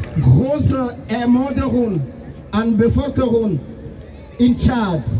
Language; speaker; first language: German; non-native, fluent; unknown